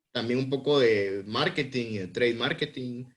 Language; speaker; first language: Spanish; native; Spanish